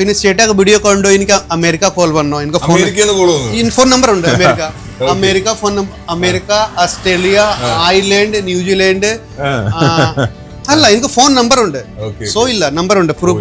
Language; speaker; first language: Malayalam; non-native, learner; Hindi